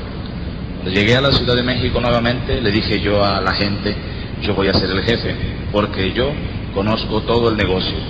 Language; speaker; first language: Spanish; native; Spanish